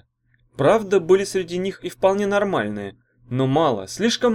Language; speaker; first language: Russian; native; Russian